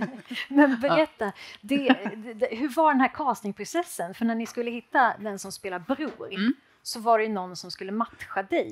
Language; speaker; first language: Swedish; native; Swedish